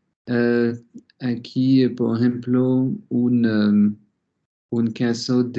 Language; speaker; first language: Spanish; non-native, fluent; French